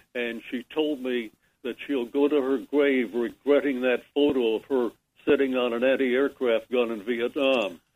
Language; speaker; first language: English; native; English